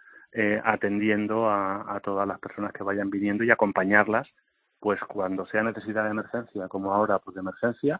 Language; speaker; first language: Spanish; native; Spanish